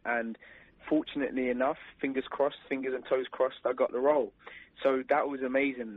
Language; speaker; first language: English; native; English